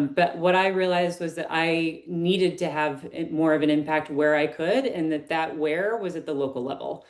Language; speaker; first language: English; native; English